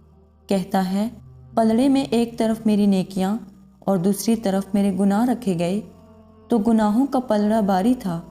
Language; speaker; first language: Urdu; native; Urdu